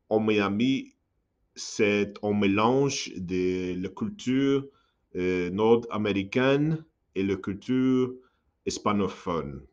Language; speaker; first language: French; non-native, learner; English